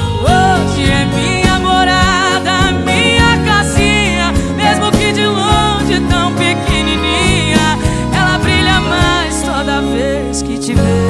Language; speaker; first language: Portuguese; native; Portuguese